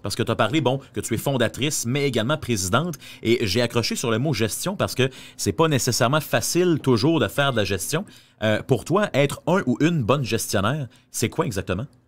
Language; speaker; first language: French; native; French